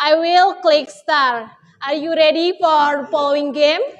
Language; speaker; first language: English; non-native, learner; Indonesian